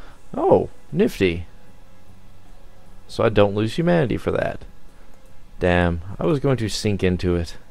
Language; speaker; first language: English; native; English